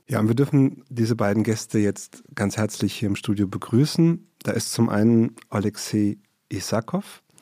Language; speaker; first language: German; native; German